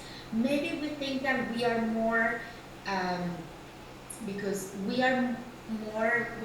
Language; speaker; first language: English; non-native, learner; Spanish